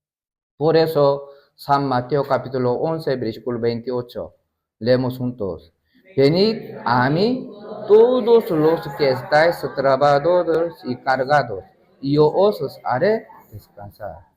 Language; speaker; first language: Spanish; non-native, learner; Korean